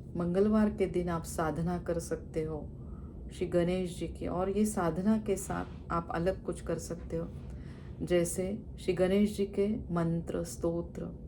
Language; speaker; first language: Hindi; non-native, local second language; Marathi